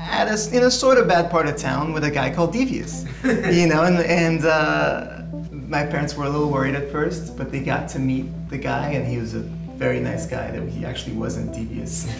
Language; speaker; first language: English; native; English